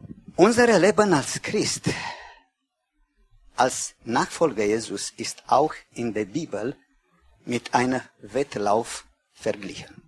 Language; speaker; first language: German; non-native, learner; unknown